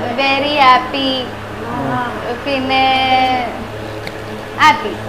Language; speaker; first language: Malayalam; non-native, learner; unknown